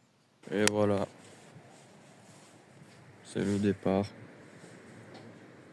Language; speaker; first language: French; native; French